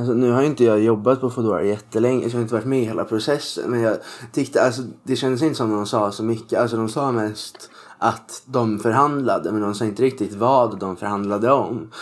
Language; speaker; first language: Swedish; native; Swedish